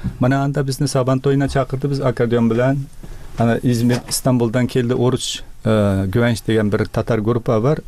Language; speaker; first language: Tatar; early bilingual, heritage; Tatar